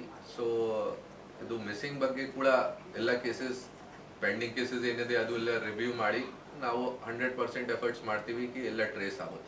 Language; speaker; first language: Kannada; non-native, learner; Hindi